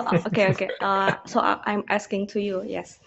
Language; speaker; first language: English; non-native, learner; Indonesian